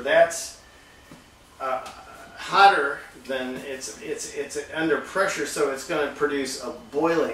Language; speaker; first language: English; native; English